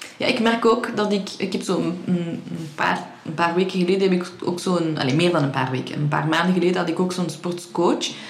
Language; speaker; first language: Dutch; early bilingual, other home language; Persian